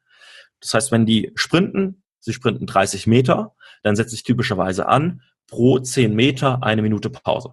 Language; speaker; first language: German; native; German